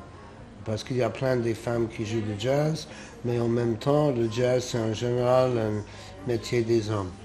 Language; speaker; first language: French; non-native, fluent; English